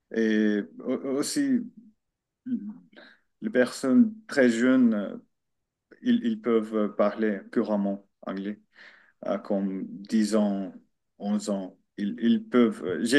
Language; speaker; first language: French; non-native, learner; Finnish